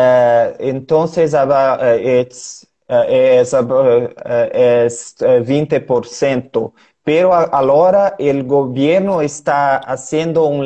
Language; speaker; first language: Spanish; non-native, learner; Portuguese